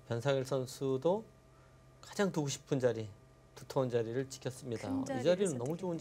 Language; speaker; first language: Korean; native; Korean